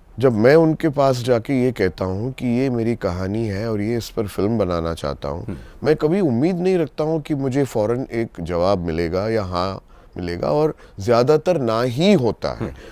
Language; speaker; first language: Hindi; non-native, local second language; Tamil